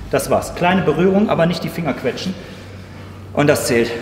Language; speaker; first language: German; native; German